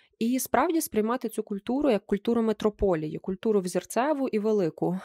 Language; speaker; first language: Ukrainian; native; Ukrainian